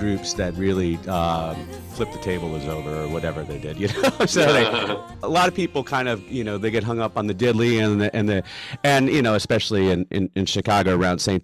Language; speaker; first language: English; native; English